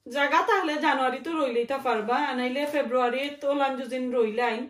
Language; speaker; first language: Bangla; non-native, local second language; Sylheti